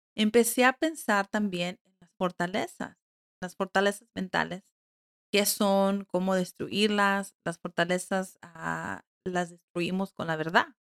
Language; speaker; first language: Spanish; early bilingual, heritage; Spanish